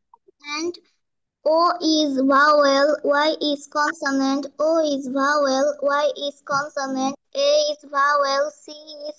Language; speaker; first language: English; non-native, learner; Bangla